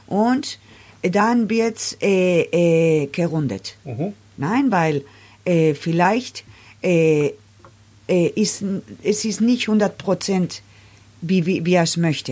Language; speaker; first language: German; non-native, learner; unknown